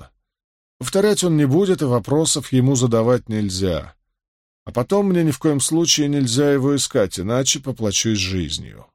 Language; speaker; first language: Russian; native; Russian